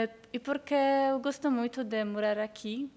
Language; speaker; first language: Portuguese; non-native, learner; Polish